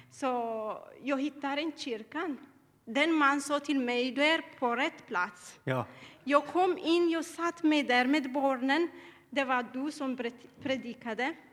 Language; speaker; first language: Swedish; non-native, learner; Tigrinya